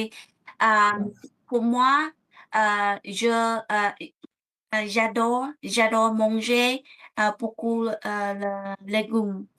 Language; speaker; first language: French; non-native, learner; Vietnamese